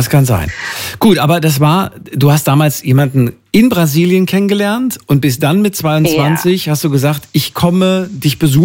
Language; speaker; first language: German; native; German